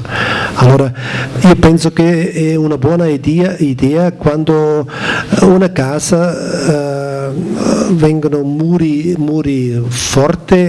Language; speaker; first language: Italian; non-native, learner; German